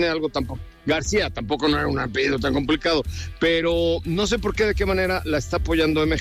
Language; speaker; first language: Spanish; native; Spanish